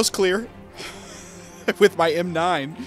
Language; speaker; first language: English; native; English